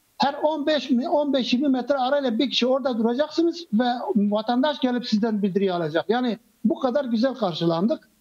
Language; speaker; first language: Turkish; non-native, local second language; Kurdish